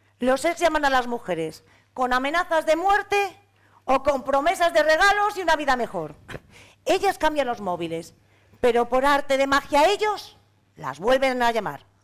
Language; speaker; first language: Spanish; native; Spanish